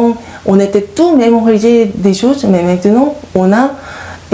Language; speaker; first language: French; non-native, learner; Korean